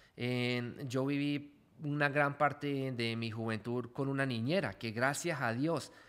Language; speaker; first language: Spanish; early bilingual, heritage; Spanish